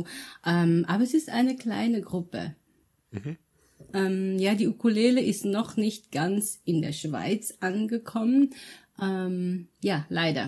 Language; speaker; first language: German; early bilingual, other home language; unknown